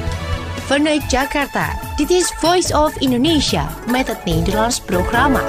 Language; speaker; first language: Dutch; non-native, learner; Indonesian